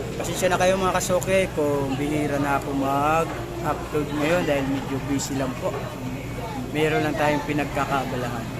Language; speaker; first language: Filipino; native; Filipino